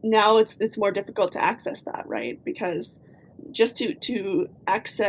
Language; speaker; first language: English; native; English